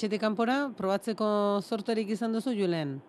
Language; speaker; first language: Basque; native; Basque